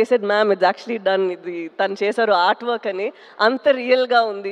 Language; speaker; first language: Telugu; non-native, fluent; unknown